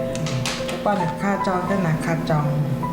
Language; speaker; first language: Korean; non-native, learner; Thai